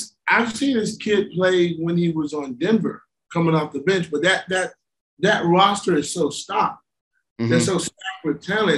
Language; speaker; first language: English; native; English